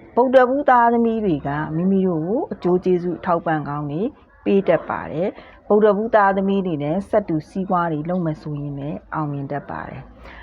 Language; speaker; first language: Burmese; native; Burmese